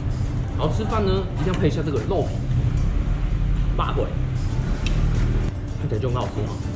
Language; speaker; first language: Chinese; native; Chinese